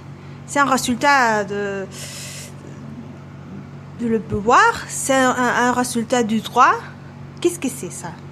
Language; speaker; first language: French; non-native, learner; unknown